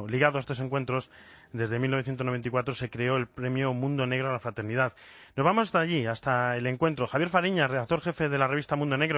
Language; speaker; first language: Spanish; native; Spanish